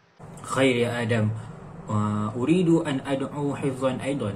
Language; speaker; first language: Arabic; non-native, learner; Malay